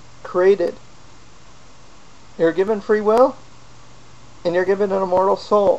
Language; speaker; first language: English; native; English